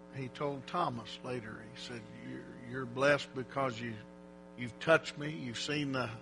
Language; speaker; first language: English; native; English